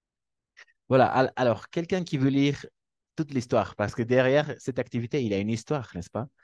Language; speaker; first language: French; non-native, fluent; Spanish